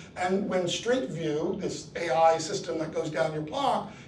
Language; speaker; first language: English; native; English